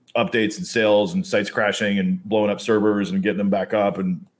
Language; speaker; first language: English; native; English